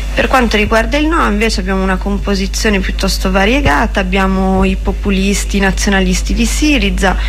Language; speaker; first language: Italian; native; Italian